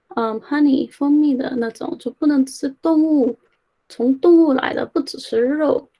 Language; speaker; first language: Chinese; early bilingual, heritage; Chinese